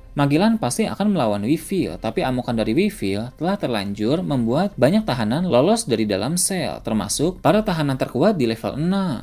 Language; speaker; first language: Indonesian; native; Indonesian